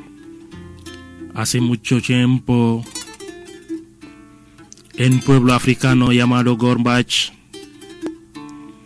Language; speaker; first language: Spanish; non-native, fluent; Wolof